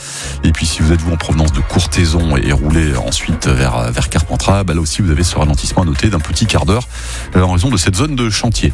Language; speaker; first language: French; native; French